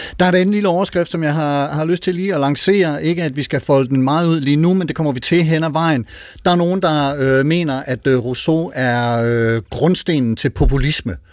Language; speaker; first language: Danish; native; Danish